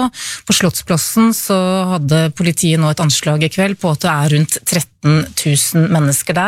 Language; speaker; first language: Norwegian; native; Norwegian